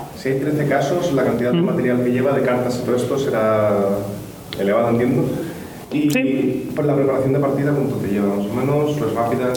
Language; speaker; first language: Spanish; native; Spanish